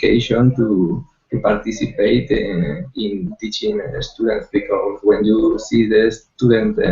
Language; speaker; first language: English; non-native, learner; Spanish